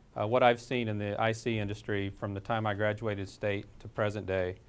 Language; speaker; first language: English; native; English